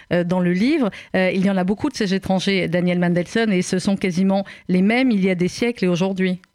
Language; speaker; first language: French; native; French